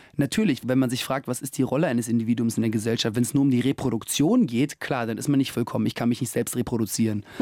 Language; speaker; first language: German; early bilingual, other home language; Russian